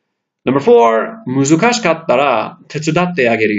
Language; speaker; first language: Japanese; non-native, fluent; English